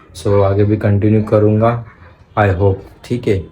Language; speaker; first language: Hindi; non-native, local second language; Marathi